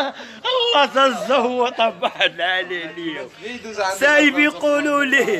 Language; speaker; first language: Arabic; native; Arabic